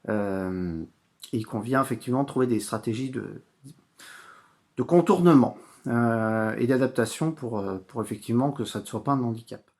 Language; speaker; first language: French; native; French